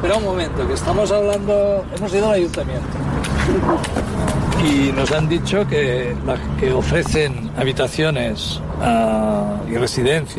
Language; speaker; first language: Spanish; native; Spanish